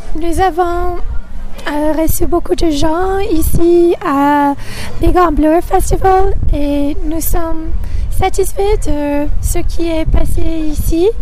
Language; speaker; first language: French; non-native, local second language; English